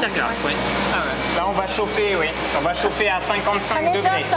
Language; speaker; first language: French; native; French